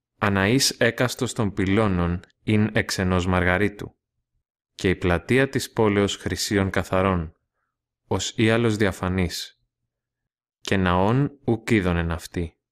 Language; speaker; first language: Greek; non-native, learner; Russian